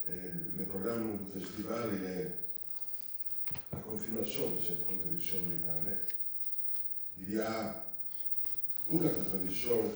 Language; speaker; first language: French; non-native, learner; Italian